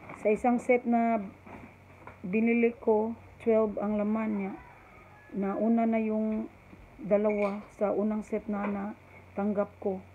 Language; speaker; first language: Filipino; non-native, local second language; Cebuano